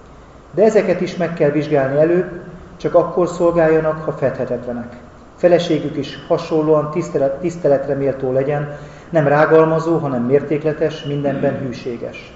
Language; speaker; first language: Hungarian; native; Hungarian